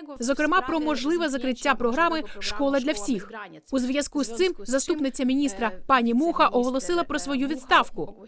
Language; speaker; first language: Ukrainian; native; Ukrainian